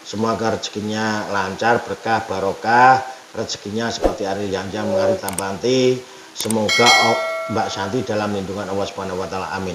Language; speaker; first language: Indonesian; non-native, local second language; Javanese